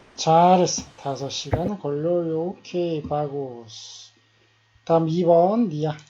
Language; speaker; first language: Korean; native; Korean